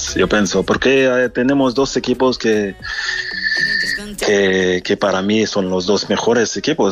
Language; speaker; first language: Spanish; non-native, fluent; French